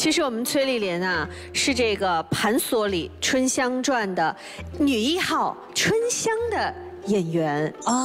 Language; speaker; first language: Chinese; native; Chinese